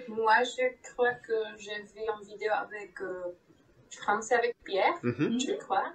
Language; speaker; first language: French; non-native, learner; Czech